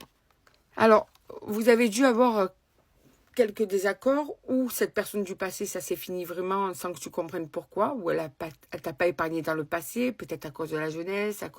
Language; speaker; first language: French; native; French